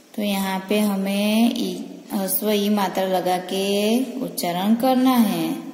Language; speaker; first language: Hindi; non-native, local second language; Gujarati